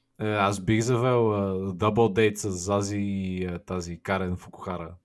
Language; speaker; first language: Bulgarian; native; Bulgarian